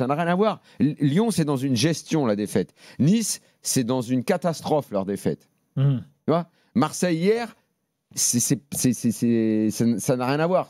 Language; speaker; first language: French; native; French